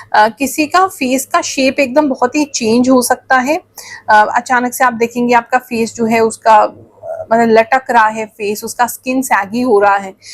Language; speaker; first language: Hindi; native; Hindi